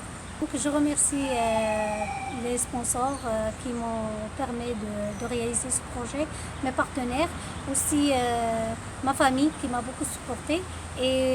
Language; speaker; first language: French; non-native, local second language; Arabic